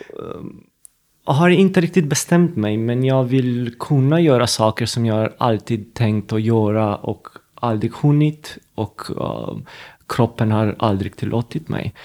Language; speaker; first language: Swedish; non-native, fluent; Romanian